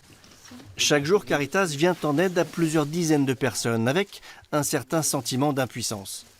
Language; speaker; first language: French; native; French